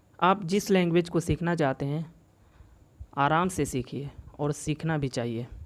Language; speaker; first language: Hindi; native; Hindi